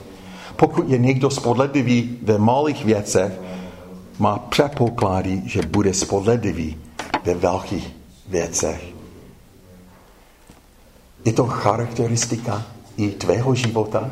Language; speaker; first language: Czech; non-native, fluent; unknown